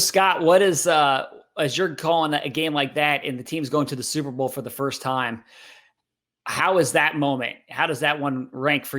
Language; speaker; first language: English; native; English